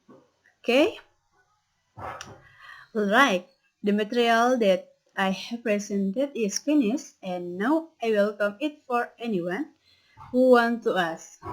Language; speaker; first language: English; non-native, learner; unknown